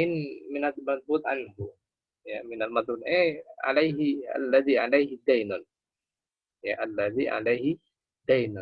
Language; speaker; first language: Arabic; non-native, fluent; Indonesian